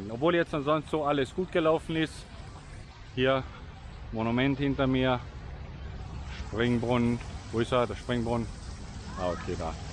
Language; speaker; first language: German; native; German